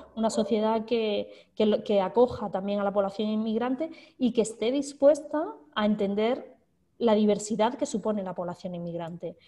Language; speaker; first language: Spanish; native; Spanish